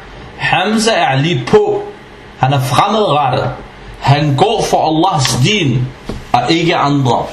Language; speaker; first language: Danish; early bilingual, other home language; Arabic